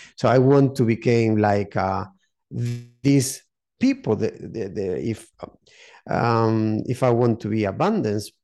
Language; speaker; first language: English; non-native, learner; Spanish